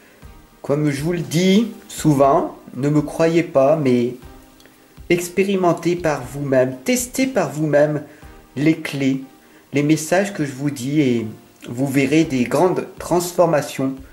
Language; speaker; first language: French; native; French